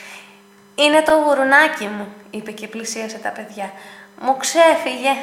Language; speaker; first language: Greek; native; Greek